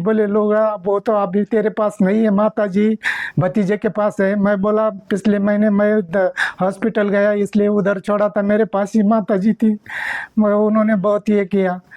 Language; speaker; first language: Hindi; non-native, local second language; Marathi